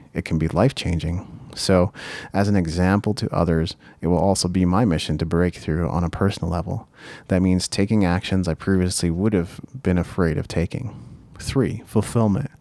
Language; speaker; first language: English; early bilingual, other home language; Japanese